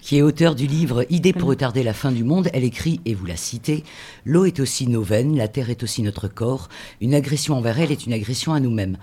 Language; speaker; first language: French; native; French